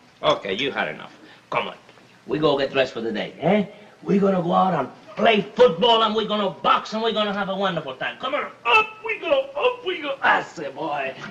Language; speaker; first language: English; non-native, fluent; Spanish